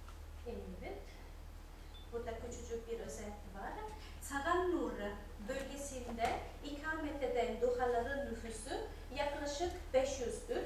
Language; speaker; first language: Turkish; non-native, fluent; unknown